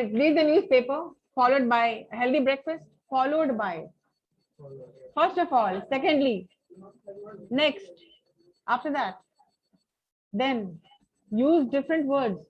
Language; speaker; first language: English; non-native, fluent; Hindi